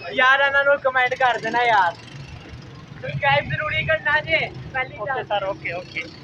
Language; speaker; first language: Urdu; non-native, local second language; Saraiki